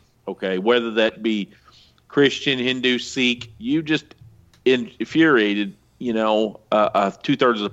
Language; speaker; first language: English; native; English